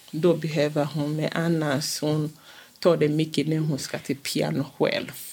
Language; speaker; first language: Swedish; non-native, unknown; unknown